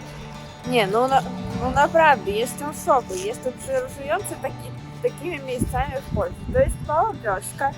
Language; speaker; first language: Polish; non-native, learner; Russian